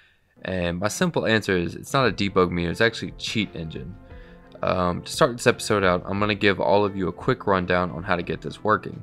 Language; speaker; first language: English; native; English